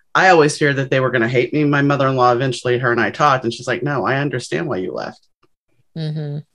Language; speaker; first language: English; native; English